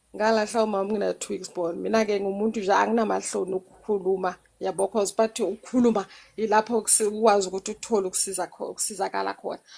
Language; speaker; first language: Zulu; non-native, local second language; Xhosa